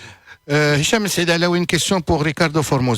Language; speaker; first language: French; native; French